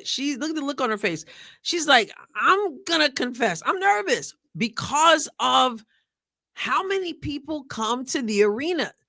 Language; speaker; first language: English; native; English